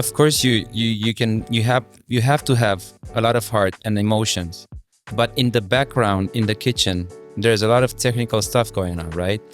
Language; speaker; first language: English; non-native, fluent; Romanian